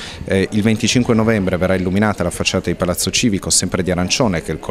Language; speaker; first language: Italian; native; Italian